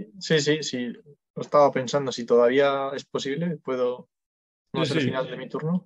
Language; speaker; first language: Spanish; non-native, fluent; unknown